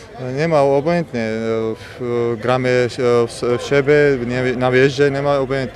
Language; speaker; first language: Polish; non-native, learner; Georgian